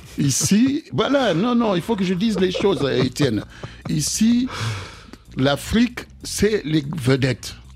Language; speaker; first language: French; non-native, local second language; Lingala